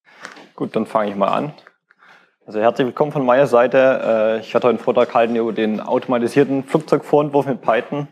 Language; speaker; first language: German; native; German